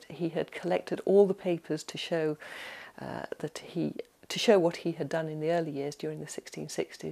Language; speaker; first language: English; native; English